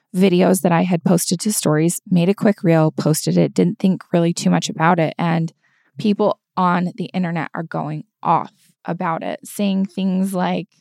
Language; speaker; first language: English; native; English